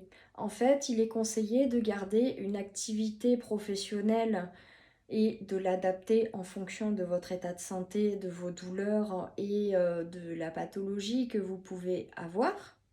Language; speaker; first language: French; native; French